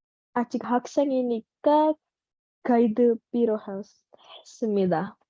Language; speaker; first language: Korean; non-native, learner; Indonesian